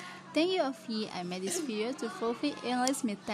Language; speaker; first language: English; non-native, learner; Indonesian